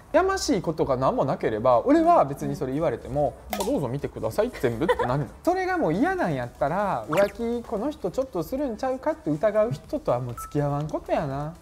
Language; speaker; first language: Japanese; early bilingual, other home language; Russian